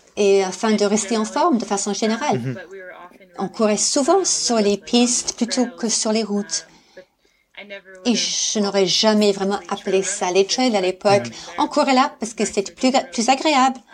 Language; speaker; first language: French; non-native, fluent; English